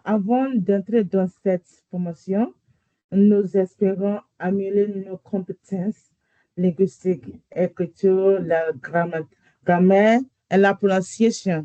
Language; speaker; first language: French; non-native, learner; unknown